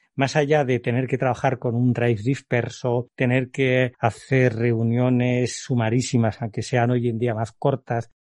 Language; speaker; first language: Spanish; native; Spanish